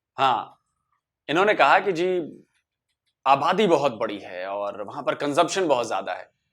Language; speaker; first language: Hindi; native; Hindi